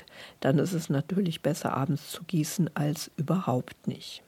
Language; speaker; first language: German; native; German